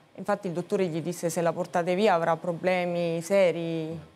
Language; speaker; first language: Italian; native; Italian